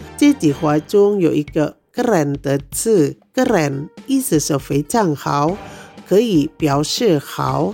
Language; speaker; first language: Chinese; non-native, fluent; Indonesian